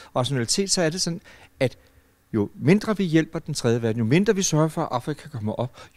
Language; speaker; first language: Danish; native; Danish